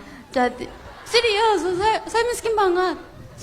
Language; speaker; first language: Indonesian; non-native, fluent; Korean